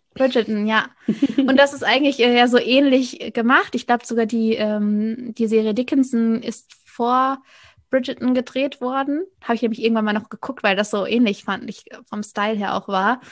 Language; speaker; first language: German; native; German